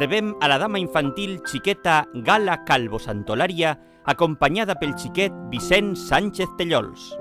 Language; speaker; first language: Catalan; native; Catalan